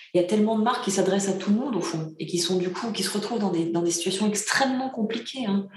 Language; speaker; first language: French; early bilingual, other home language; Bulgarian